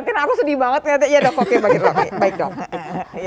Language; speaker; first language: Indonesian; native; Indonesian